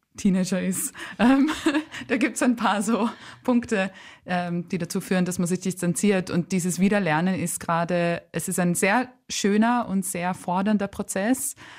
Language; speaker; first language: German; native; German